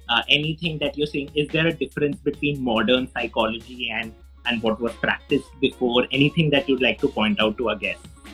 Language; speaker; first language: English; non-native, local second language; Hindi